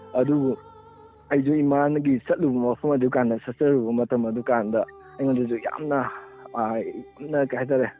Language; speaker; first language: Manipuri; native; Manipuri